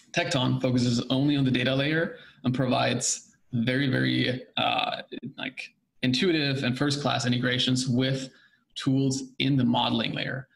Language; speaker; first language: English; non-native, fluent; German